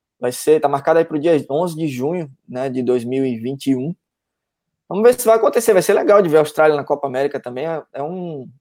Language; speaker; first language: Portuguese; native; Portuguese